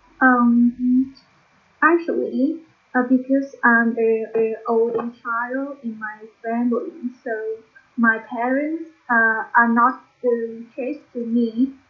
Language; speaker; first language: English; non-native, learner; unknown